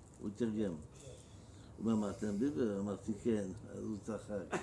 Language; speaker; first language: Hebrew; non-native, fluent; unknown